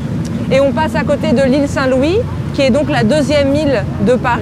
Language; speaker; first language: French; native; French